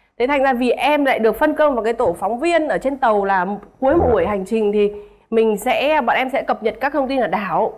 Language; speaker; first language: Vietnamese; native; Vietnamese